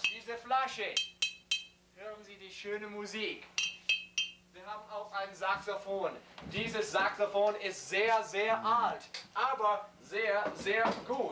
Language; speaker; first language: German; non-native, learner; English